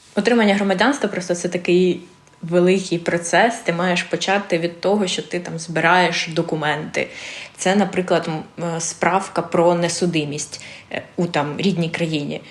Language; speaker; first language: Ukrainian; early bilingual, other home language; Armenian